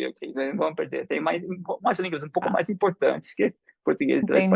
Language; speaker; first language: Portuguese; early bilingual, other home language; English